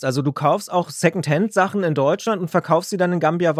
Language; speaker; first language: German; native; German